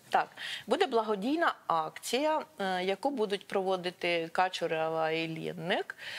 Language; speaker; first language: Ukrainian; non-native, local second language; Russian